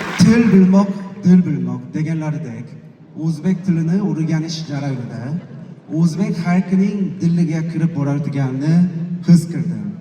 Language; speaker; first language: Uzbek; non-native, fluent; Korean